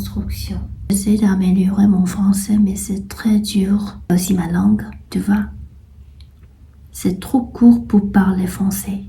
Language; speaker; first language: French; non-native, fluent; Korean